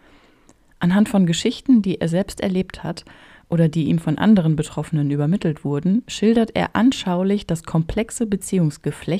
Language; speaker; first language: German; native; German